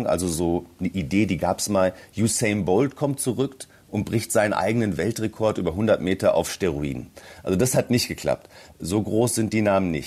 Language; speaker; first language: German; native; German